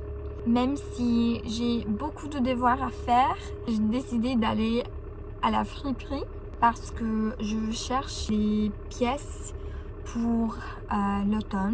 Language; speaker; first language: French; non-native, learner; Spanish